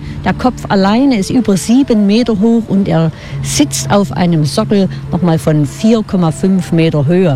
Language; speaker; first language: German; native; German